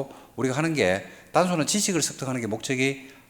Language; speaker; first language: Korean; native; Korean